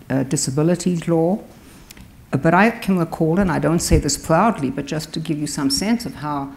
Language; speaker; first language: English; native; English